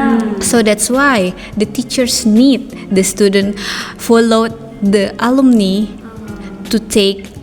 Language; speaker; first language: English; non-native, learner; Indonesian